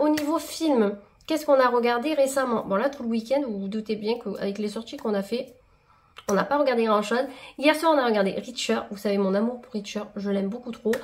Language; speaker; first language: French; native; French